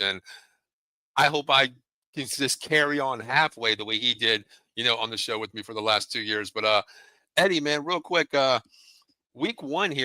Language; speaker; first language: English; native; English